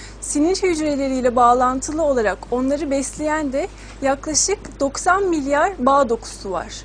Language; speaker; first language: Turkish; native; Turkish